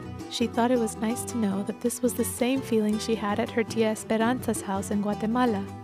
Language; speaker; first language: English; native; English